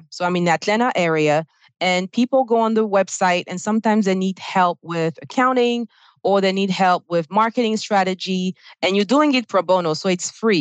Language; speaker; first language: English; non-native, fluent; French